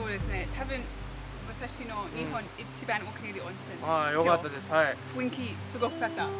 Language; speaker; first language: Japanese; non-native, learner; English